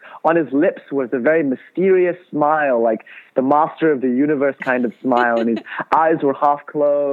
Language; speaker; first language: English; non-native, local second language; Tamil